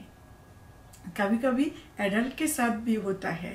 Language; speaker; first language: Hindi; non-native, learner; Bangla